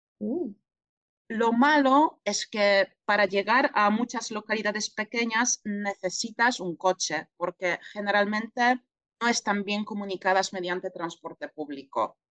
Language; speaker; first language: Spanish; non-native, fluent; Polish